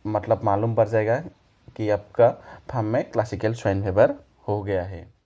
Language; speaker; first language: Hindi; non-native, local second language; Assamese